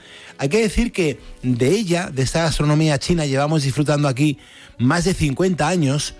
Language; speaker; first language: Spanish; native; Spanish